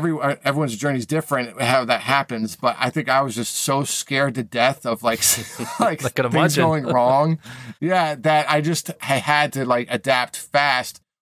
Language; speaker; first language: English; native; English